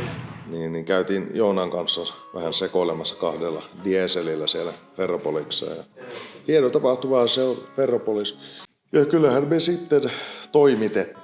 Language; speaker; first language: Finnish; native; Finnish